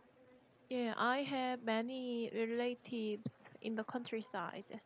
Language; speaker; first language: English; non-native, learner; Korean